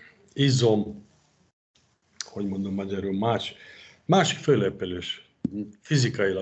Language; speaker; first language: Hungarian; non-native, fluent; Serbian